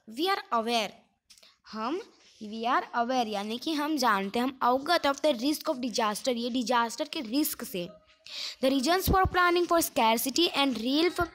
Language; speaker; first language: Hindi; non-native, local second language; Gujarati